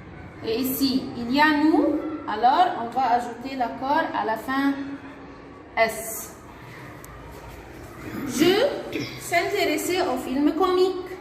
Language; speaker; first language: French; non-native, fluent; Arabic